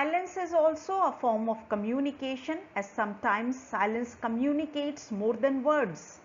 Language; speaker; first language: English; non-native, local second language; Hindi